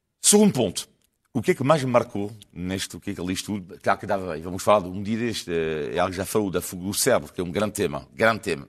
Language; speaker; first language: Portuguese; non-native, fluent; French